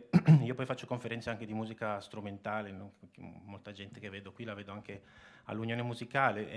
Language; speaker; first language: Italian; native; Italian